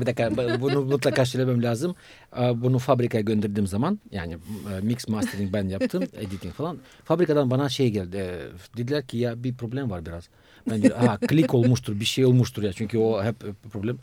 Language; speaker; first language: Turkish; non-native, fluent; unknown